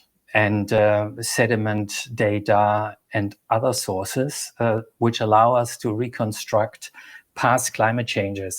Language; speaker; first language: English; non-native, fluent; German